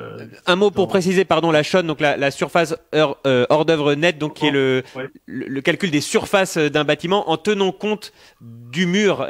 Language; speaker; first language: French; native; French